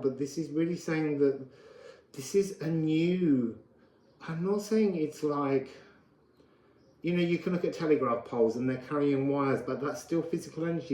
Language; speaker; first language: English; native; English